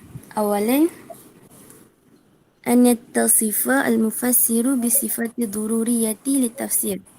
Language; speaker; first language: Arabic; non-native, learner; Malay